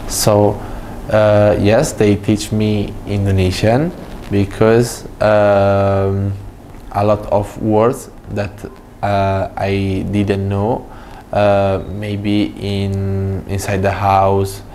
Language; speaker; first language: English; non-native, fluent; Italian